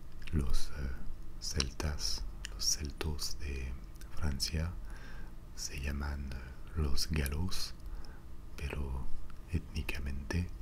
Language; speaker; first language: Spanish; non-native, fluent; French